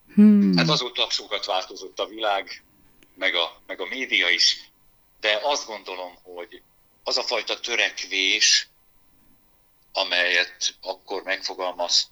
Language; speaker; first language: Hungarian; native; Hungarian